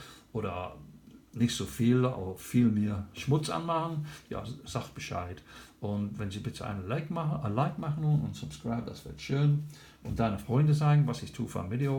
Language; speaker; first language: German; non-native, learner; English